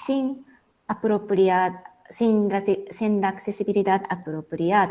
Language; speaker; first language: Spanish; non-native, fluent; Japanese